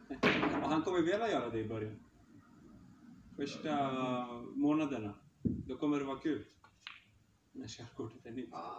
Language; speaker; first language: Swedish; early bilingual, other home language; Turkish